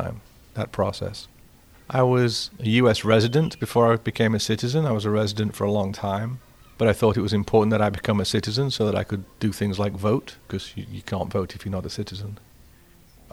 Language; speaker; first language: English; native; English